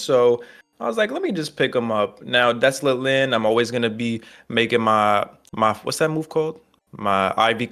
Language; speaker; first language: English; native; English